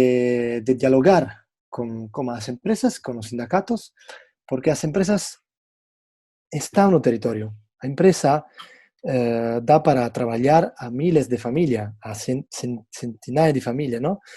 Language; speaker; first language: Portuguese; non-native, fluent; Italian